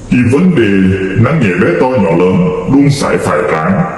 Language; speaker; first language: Vietnamese; non-native, fluent; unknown